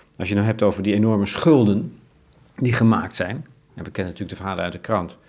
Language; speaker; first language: Dutch; native; Dutch